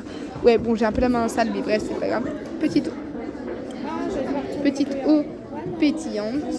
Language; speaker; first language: French; native; French